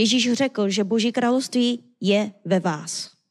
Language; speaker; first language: Czech; non-native, learner; Korean